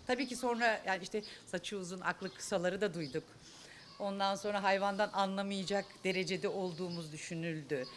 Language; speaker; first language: Turkish; native; Turkish